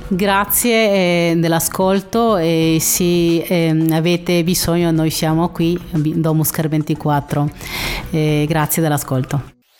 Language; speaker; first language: Italian; non-native, fluent; Spanish